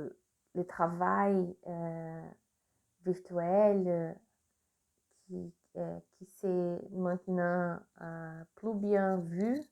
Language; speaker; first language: French; non-native, learner; Portuguese